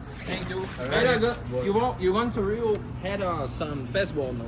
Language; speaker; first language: English; non-native, learner; Portuguese